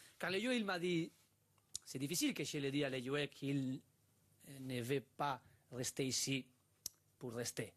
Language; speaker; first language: French; non-native, learner; Spanish